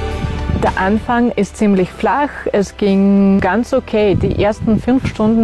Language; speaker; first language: German; non-native, fluent; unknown